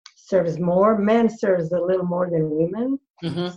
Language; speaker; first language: English; non-native, fluent; Hebrew